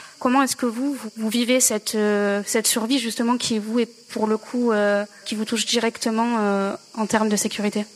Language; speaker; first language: French; native; French